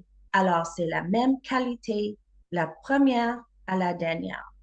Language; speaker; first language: French; non-native, fluent; English